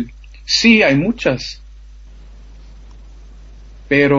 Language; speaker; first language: Spanish; non-native, fluent; German